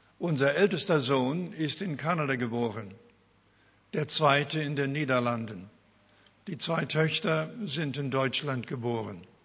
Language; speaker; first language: German; early bilingual, heritage; German